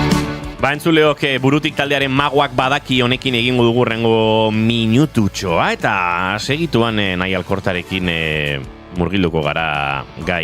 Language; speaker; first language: Basque; native; Basque